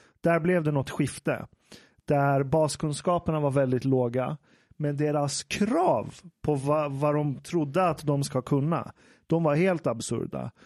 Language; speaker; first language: Swedish; early bilingual, other home language; Persian